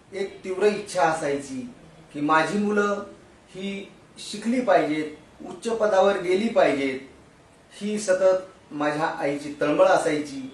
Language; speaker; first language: Marathi; native; Marathi